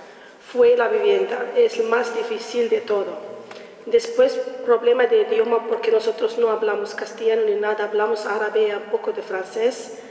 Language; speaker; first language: Spanish; non-native, learner; Arabic